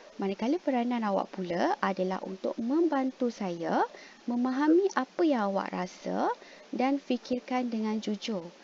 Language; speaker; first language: Malay; native; Malay